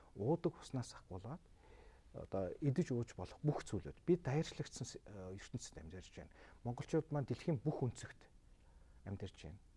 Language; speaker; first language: Mongolian; native; Mongolian